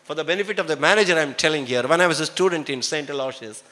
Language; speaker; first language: English; non-native, local second language; Kannada